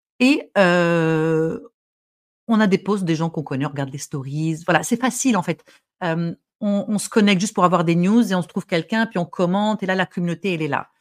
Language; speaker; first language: French; non-native, local second language; Arabic